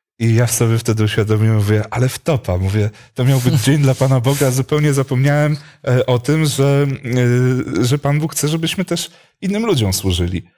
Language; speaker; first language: Polish; native; Polish